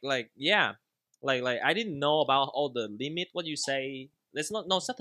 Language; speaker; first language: English; non-native, learner; Vietnamese